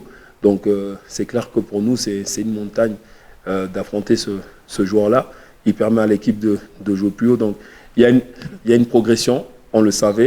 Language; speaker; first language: French; native; French